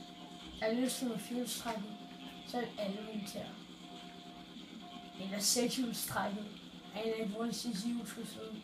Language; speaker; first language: Danish; native; Danish